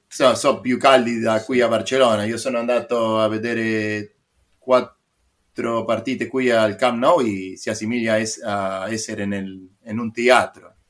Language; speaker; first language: Italian; non-native, learner; Spanish